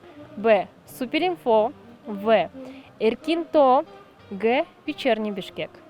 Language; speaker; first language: Russian; native; Russian